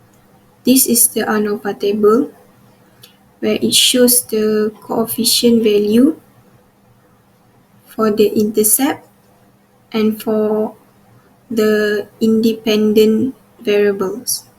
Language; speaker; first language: English; non-native, local second language; Malay